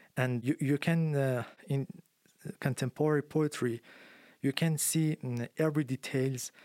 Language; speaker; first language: English; non-native, fluent; Persian